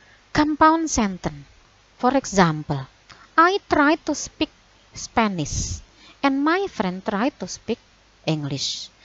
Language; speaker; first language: English; non-native, fluent; Indonesian